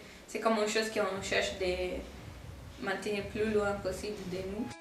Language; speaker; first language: French; non-native, fluent; Italian